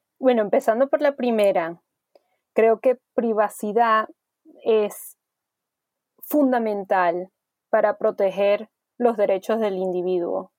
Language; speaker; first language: Spanish; early bilingual, heritage; Spanish